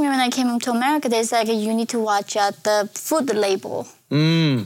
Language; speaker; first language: English; non-native, fluent; Korean